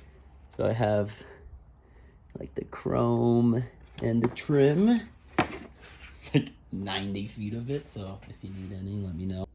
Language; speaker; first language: English; native; English